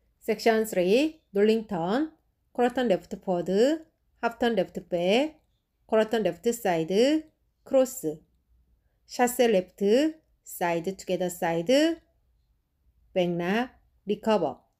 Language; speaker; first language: Korean; native; Korean